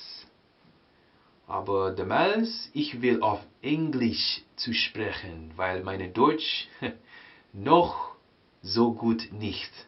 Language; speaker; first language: German; non-native, learner; English